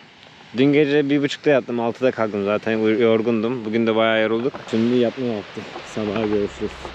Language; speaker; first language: Turkish; native; Turkish